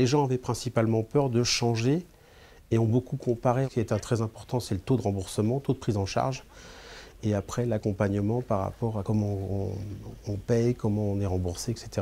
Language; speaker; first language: French; native; French